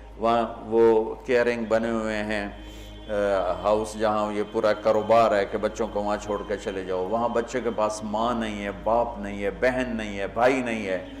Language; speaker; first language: Urdu; non-native, local second language; Punjabi